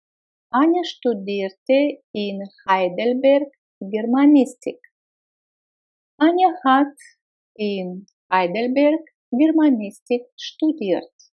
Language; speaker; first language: German; non-native, fluent; Russian